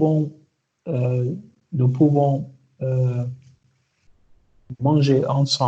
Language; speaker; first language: French; non-native, learner; Arabic